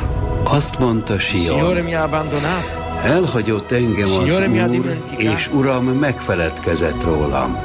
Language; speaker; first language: Hungarian; native; Hungarian